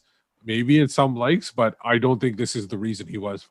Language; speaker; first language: English; native; English